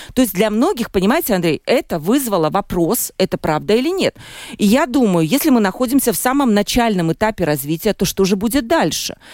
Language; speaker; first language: Russian; native; Russian